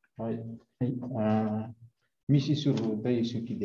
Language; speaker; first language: Japanese; non-native, learner; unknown